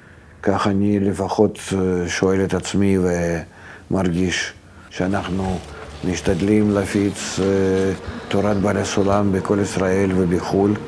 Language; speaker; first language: Hebrew; non-native, fluent; Russian